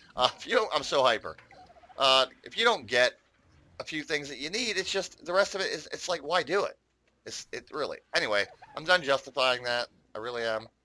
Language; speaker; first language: English; native; English